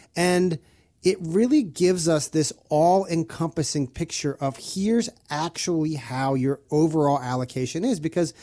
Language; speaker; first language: English; native; English